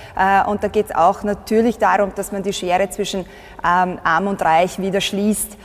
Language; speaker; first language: German; early bilingual, other home language; Bosnian